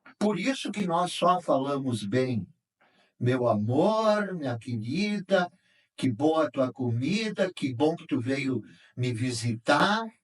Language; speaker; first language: Portuguese; native; Portuguese